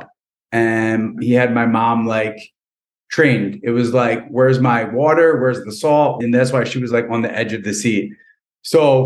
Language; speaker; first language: English; native; English